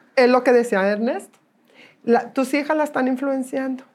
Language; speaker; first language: Spanish; native; Spanish